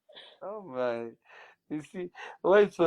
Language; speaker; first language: English; non-native, learner; Somali